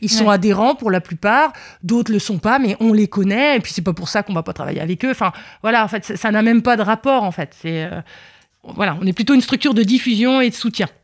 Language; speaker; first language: French; native; French